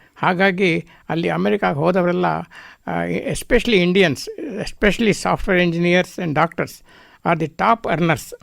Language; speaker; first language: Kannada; native; Kannada